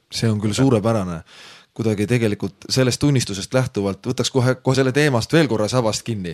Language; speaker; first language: Estonian; native; Estonian